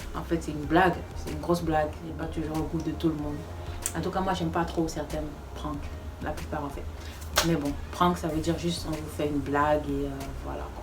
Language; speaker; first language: French; non-native, local second language; Fula